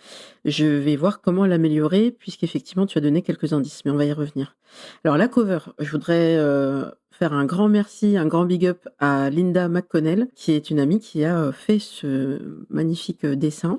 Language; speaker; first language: French; native; French